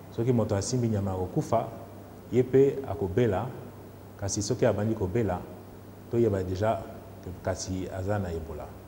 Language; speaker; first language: Lingala; native; Lingala